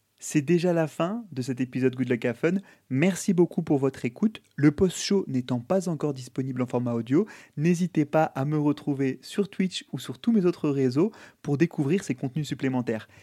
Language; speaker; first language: French; native; French